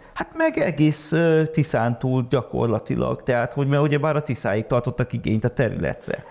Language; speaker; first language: Hungarian; early bilingual, heritage; Hungarian